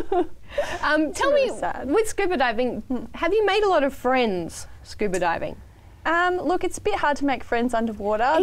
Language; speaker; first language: English; native; English